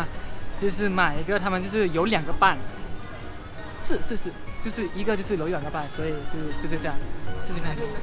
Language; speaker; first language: Chinese; non-native, learner; Thai